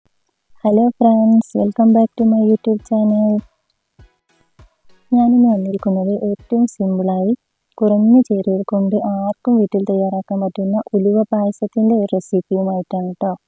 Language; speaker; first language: Malayalam; native; Malayalam